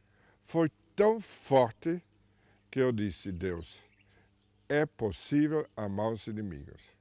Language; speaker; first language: Portuguese; non-native, fluent; German